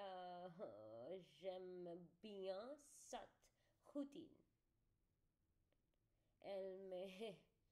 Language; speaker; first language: French; non-native, learner; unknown